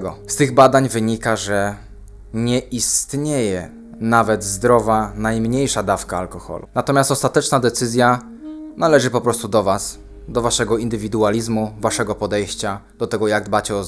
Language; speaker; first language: Polish; native; Polish